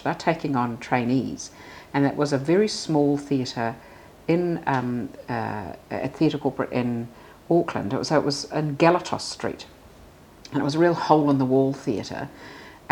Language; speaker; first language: English; native; English